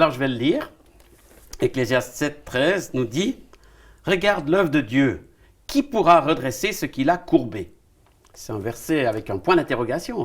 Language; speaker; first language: French; native; French